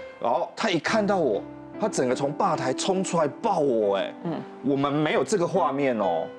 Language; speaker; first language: Chinese; native; Chinese